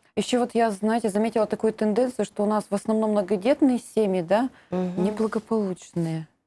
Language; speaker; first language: Russian; native; Russian